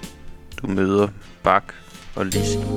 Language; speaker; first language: Danish; native; Danish